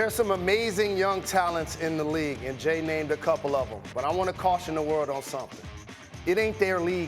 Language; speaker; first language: English; native; English